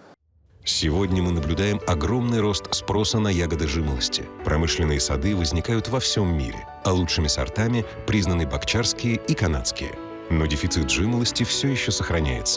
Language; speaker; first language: Russian; native; Russian